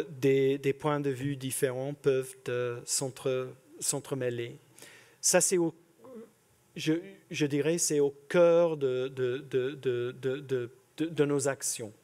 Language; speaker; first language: French; non-native, fluent; English